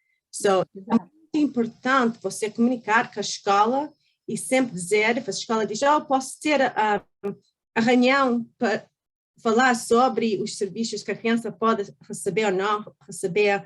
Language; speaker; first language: Portuguese; early bilingual, heritage; Portuguese